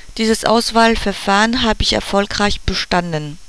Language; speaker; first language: German; non-native, learner; French